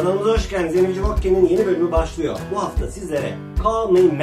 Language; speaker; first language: Turkish; native; Turkish